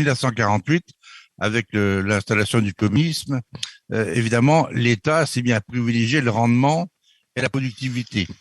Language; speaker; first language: French; native; French